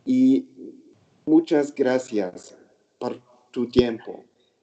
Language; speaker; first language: Spanish; non-native, learner; German